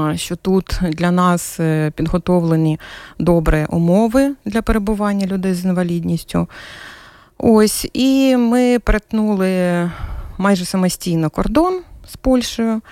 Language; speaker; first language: Ukrainian; native; Ukrainian